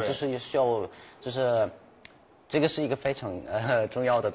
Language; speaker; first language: Chinese; non-native, fluent; Thai